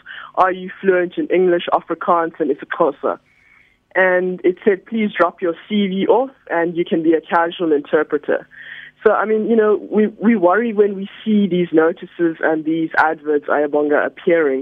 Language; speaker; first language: English; native; English